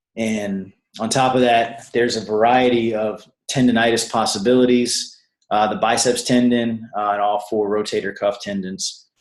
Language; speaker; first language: English; native; English